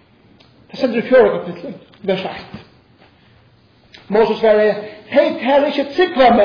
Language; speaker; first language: Swedish; non-native, learner; Faroese